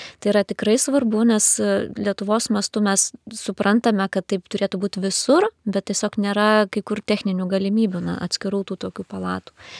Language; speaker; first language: Lithuanian; native; Lithuanian